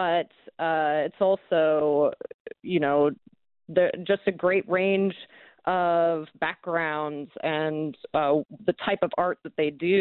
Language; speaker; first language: English; native; English